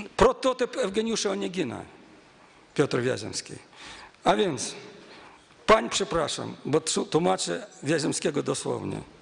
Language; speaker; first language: Polish; non-native, fluent; Russian